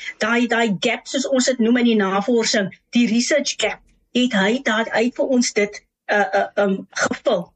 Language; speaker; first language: Afrikaans; native; Afrikaans